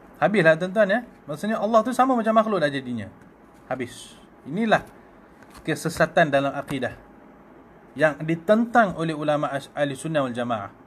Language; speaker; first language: Malay; native; Malay